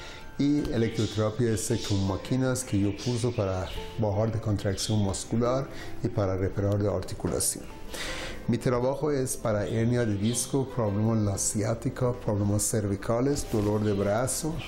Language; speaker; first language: Spanish; non-native, learner; Persian